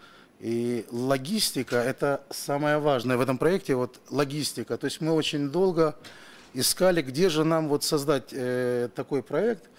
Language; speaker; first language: Russian; native; Russian